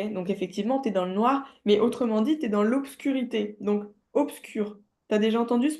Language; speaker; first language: French; native; French